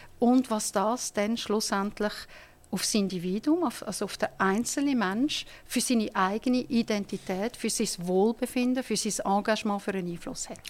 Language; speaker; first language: German; non-native, local second language; French